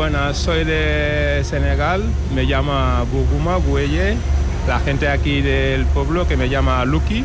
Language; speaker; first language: Spanish; non-native, learner; Wolof